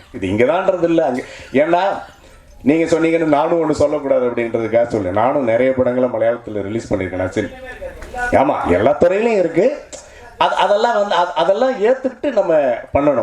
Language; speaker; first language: Tamil; native; Tamil